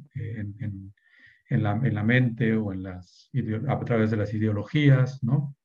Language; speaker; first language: Spanish; native; Spanish